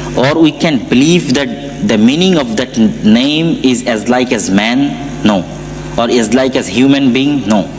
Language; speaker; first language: English; non-native, local second language; Bangla